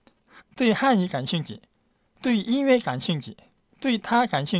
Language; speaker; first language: Chinese; non-native, fluent; Korean